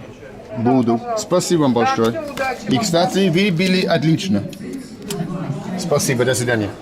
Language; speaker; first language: Russian; non-native, learner; English